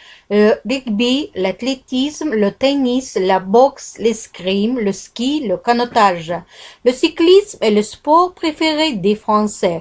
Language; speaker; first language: French; non-native, fluent; Kazakh